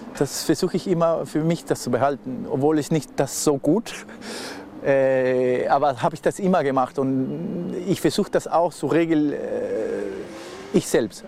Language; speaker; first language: German; non-native, fluent; Spanish